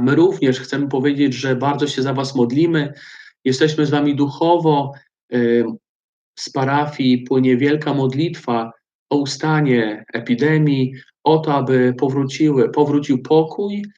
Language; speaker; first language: Polish; native; Polish